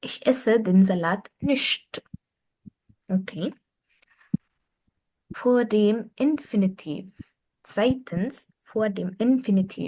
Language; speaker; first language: German; non-native, fluent; Arabic